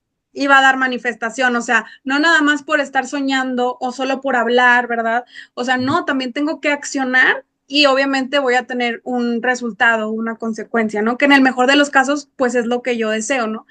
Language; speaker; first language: Spanish; native; Spanish